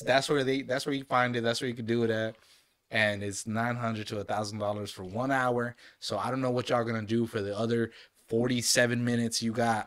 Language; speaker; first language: English; native; English